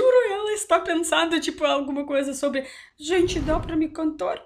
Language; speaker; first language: Portuguese; non-native, learner; Russian